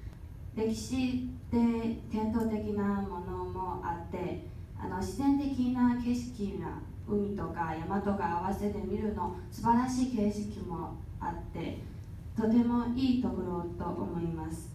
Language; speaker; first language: Japanese; non-native, learner; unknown